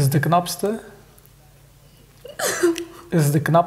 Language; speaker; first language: Dutch; early bilingual, other home language; Turkish